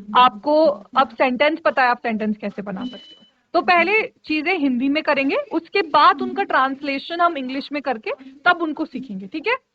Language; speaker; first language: Hindi; native; Hindi